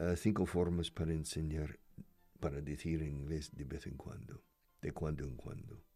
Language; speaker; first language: Spanish; non-native, fluent; English